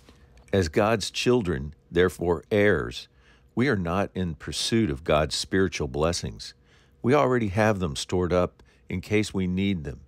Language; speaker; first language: English; native; English